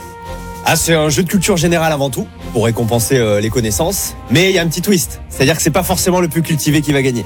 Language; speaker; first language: French; native; French